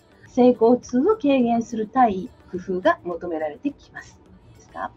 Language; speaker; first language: Japanese; native; Japanese